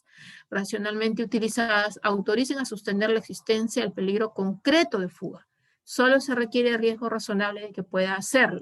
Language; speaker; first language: Spanish; native; Spanish